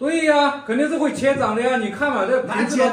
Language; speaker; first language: Chinese; native; Chinese